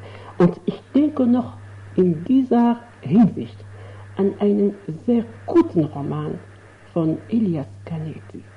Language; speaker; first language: German; non-native, fluent; Arabic